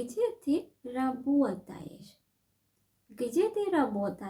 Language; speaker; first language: Russian; non-native, fluent; Sinhala